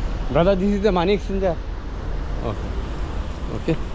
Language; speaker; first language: English; non-native, learner; Bangla